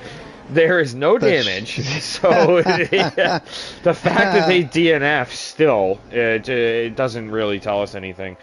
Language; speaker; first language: English; native; English